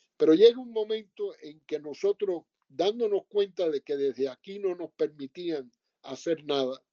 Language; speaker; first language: Spanish; native; Spanish